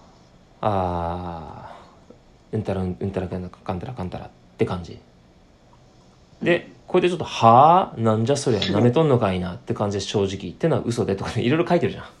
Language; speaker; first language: Japanese; native; Japanese